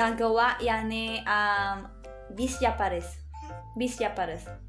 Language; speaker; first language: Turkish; non-native, learner; Filipino